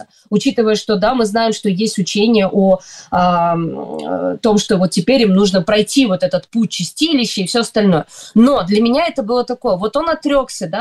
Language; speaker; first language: Russian; native; Russian